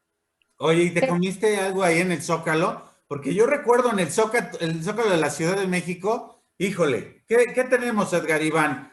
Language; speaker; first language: Spanish; native; Spanish